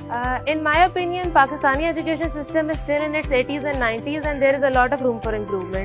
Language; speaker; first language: English; non-native, local second language; Urdu